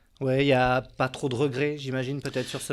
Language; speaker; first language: French; native; French